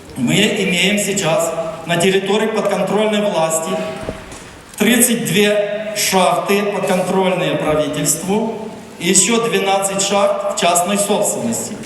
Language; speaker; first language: Russian; non-native, local second language; Ukrainian